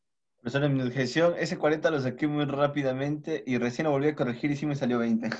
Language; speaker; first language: Spanish; native; Spanish